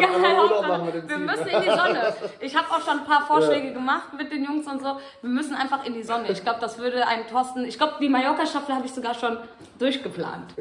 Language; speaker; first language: German; native; German